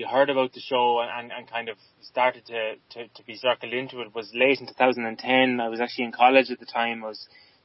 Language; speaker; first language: English; native; English